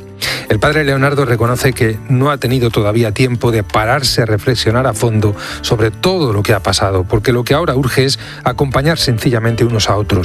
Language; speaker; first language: Spanish; native; Spanish